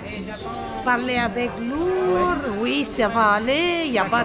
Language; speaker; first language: French; non-native, learner; Romanian